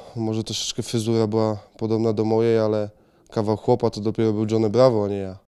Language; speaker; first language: Polish; native; Polish